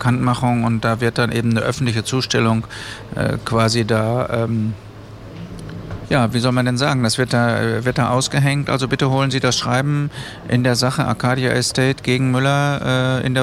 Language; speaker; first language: German; native; German